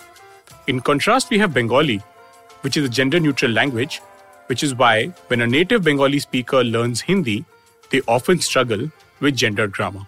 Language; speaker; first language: English; non-native, local second language; Hindi